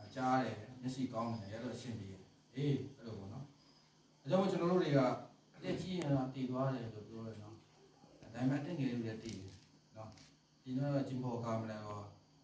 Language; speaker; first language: Burmese; non-native, local second language; Kachin